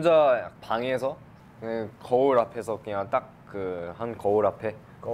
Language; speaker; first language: Korean; non-native, fluent; English